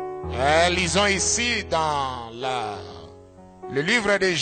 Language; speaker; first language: French; non-native, local second language; Lingala